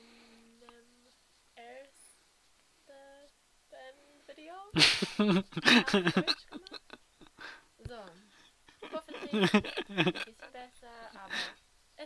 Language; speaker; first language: German; non-native, learner; English